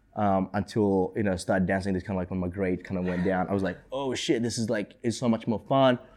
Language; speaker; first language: English; early bilingual, other home language; Indonesian